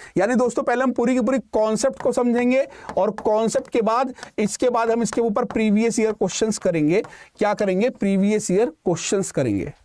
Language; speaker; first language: Hindi; native; Hindi